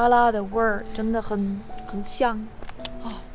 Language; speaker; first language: Chinese; early bilingual, heritage; Chinese